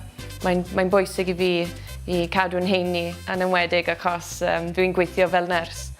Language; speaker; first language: Welsh; non-native, local second language; English